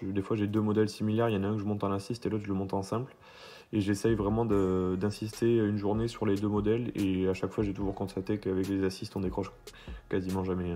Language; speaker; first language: French; native; French